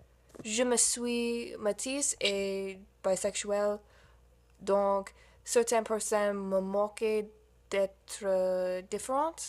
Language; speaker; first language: French; non-native, learner; English